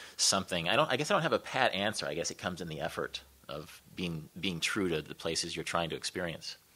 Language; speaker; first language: English; native; English